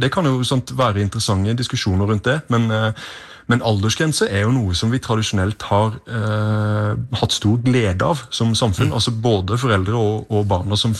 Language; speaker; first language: Norwegian; native; Norwegian